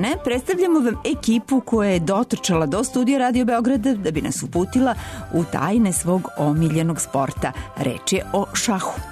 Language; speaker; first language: Serbian; native; Serbian